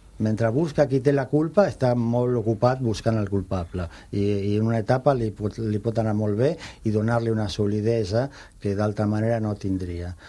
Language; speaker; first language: Catalan; non-native, fluent; Spanish